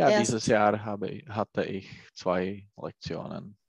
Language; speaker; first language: German; non-native, learner; Czech